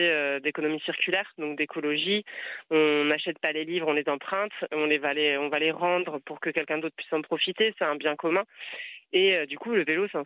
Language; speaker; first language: French; native; French